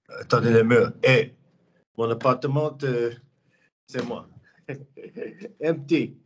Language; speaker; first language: French; non-native, learner; English